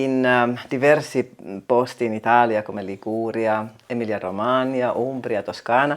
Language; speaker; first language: Italian; non-native, learner; Finnish